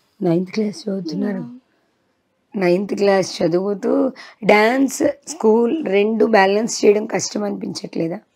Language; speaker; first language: Telugu; native; Telugu